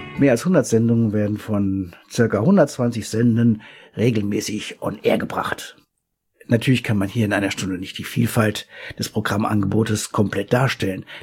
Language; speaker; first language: German; native; German